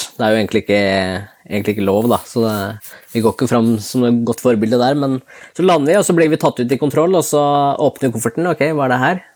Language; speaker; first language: Norwegian; early bilingual, other home language; Spanish